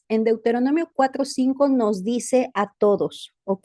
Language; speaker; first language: Spanish; native; Spanish